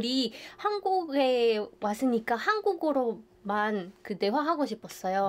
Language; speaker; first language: Korean; non-native, fluent; Spanish